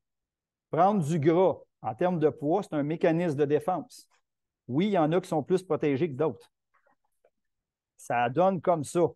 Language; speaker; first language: French; native; French